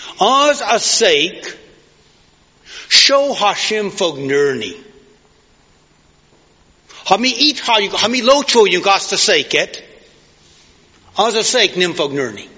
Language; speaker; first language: Hungarian; non-native, fluent; English